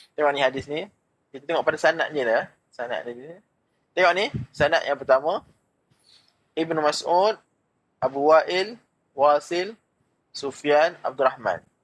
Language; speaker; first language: Malay; native; Malay